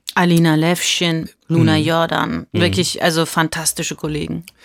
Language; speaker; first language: German; early bilingual, heritage; German